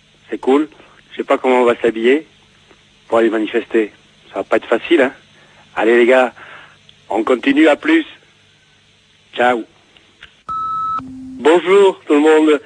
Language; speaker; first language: French; native; French